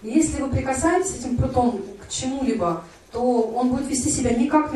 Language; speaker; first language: Russian; native; Russian